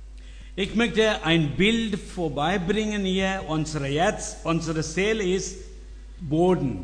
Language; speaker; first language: German; non-native, learner; Tamil